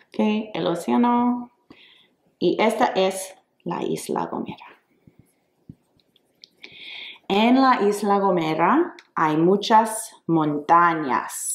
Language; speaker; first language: Spanish; non-native, fluent; English